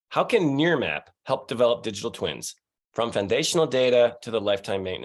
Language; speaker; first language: English; native; English